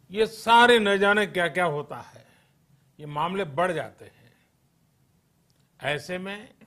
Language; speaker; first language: Hindi; non-native, local second language; Gujarati